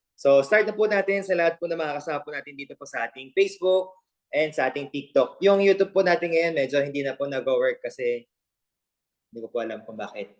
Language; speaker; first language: Filipino; native; Filipino